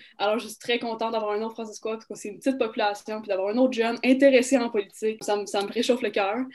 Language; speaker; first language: French; native; French